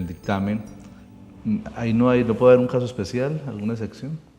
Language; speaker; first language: Spanish; native; Spanish